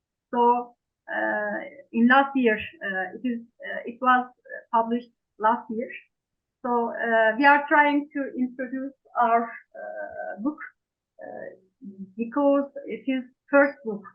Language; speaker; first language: English; non-native, fluent; Turkish